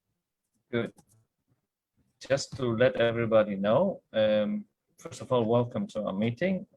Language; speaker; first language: English; non-native, fluent; Greek